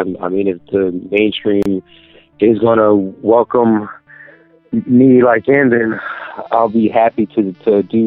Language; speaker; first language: English; native; English